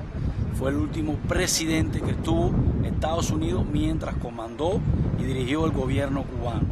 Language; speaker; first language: Spanish; native; Spanish